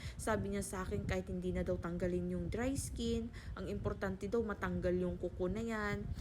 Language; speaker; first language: Filipino; non-native, local second language; Hiligaynon